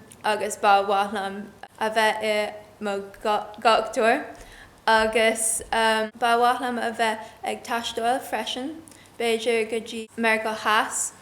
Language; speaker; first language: Irish; non-native, learner; English